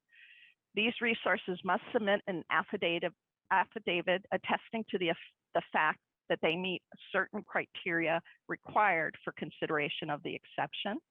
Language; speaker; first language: English; native; English